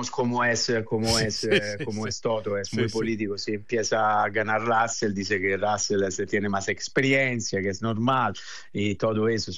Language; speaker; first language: Spanish; non-native, fluent; Italian